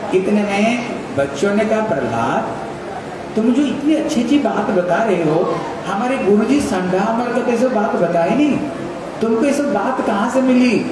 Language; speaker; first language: Hindi; native; Hindi